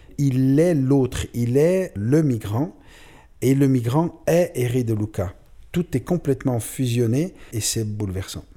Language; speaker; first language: French; native; French